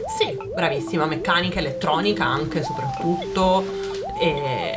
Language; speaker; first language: Italian; native; Italian